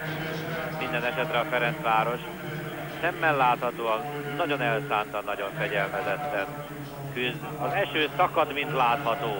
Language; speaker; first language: Hungarian; native; Hungarian